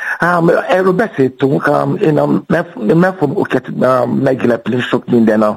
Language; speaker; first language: Hungarian; non-native, learner; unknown